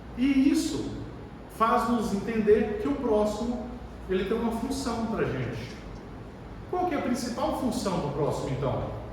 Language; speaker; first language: Portuguese; native; Portuguese